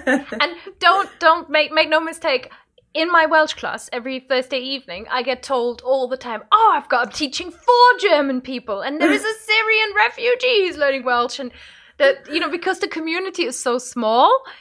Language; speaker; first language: English; non-native, fluent; German